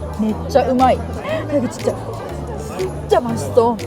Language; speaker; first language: Korean; non-native, learner; Japanese